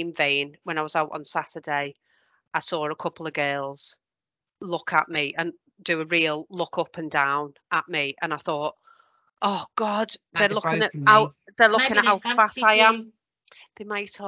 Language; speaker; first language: English; native; English